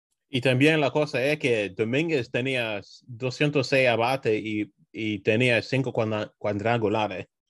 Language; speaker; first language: Spanish; early bilingual, other home language; English